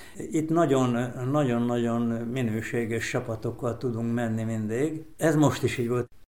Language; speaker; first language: Hungarian; native; Hungarian